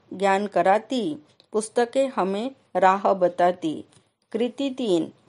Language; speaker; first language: Hindi; non-native, local second language; Marathi